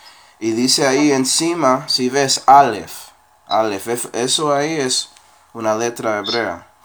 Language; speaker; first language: Spanish; non-native, fluent; English